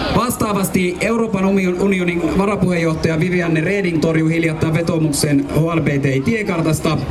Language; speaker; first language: Finnish; native; Finnish